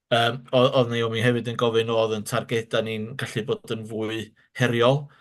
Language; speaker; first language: Welsh; native; Welsh